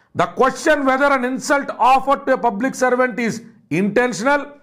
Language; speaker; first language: English; non-native, local second language; Telugu